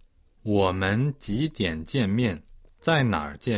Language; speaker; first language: Chinese; non-native, learner; Portuguese